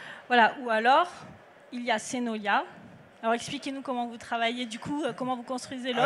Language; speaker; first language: French; native; French